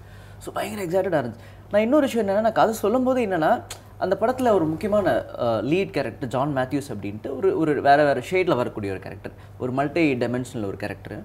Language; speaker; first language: Tamil; native; Tamil